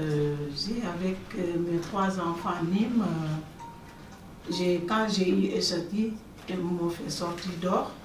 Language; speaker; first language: French; non-native, learner; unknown